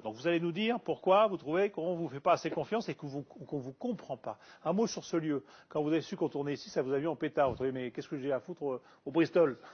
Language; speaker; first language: French; native; French